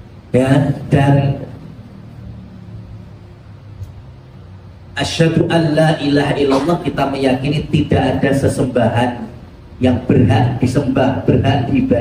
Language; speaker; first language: Indonesian; native; Indonesian